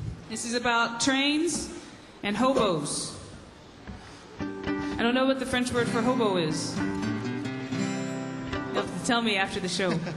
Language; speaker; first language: English; native; English